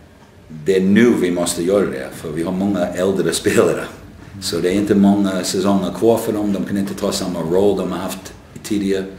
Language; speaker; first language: Swedish; non-native, fluent; English